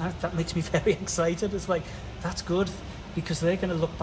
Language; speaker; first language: English; native; English